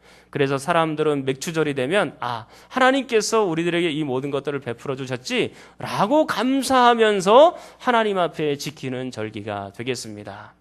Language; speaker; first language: Korean; native; Korean